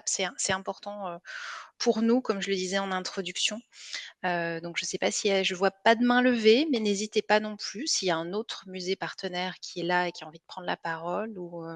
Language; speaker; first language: French; native; French